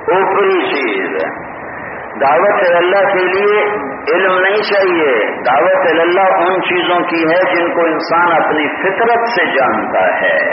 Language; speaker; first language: Urdu; non-native, local second language; Punjabi